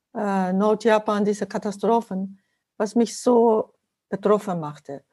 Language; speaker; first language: German; non-native, fluent; Japanese